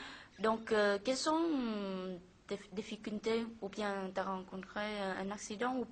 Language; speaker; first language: French; non-native, learner; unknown